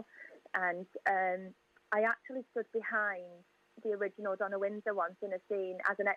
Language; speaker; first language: English; native; English